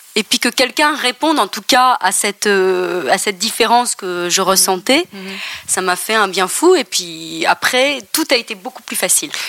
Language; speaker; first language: French; native; French